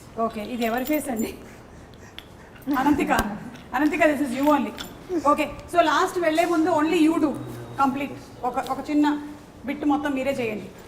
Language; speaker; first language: Telugu; native; Telugu